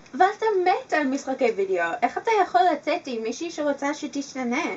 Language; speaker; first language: Hebrew; non-native, learner; English